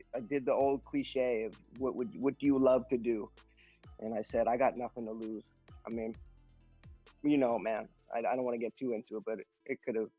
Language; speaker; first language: English; native; English